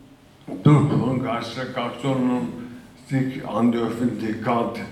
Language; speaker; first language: German; non-native, fluent; Turkish